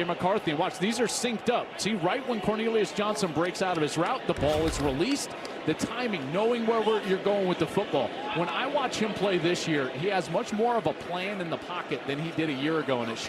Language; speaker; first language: English; native; English